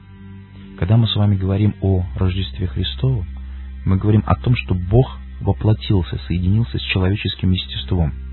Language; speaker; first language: Russian; native; Russian